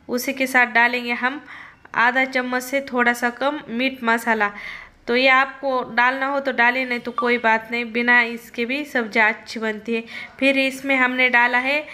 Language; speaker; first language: Hindi; non-native, local second language; Marathi